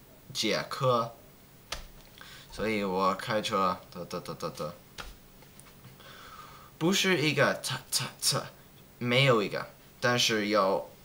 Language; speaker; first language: Chinese; non-native, learner; English